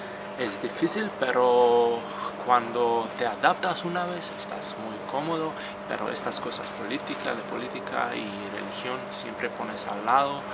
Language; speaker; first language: Spanish; non-native, fluent; Croatian